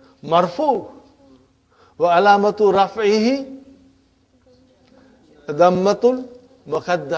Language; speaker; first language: Arabic; non-native, fluent; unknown